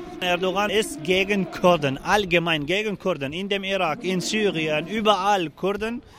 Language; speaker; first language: German; non-native, learner; Kurdish